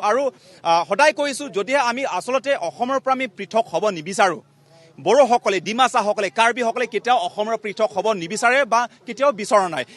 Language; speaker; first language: Assamese; non-native, local second language; Karbi